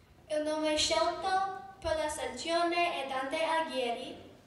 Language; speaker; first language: Italian; non-native, learner; English